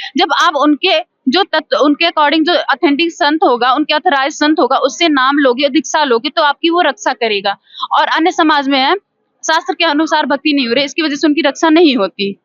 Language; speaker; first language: Hindi; native; Hindi